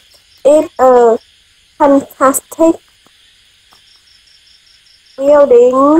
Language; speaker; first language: English; non-native, learner; Khmer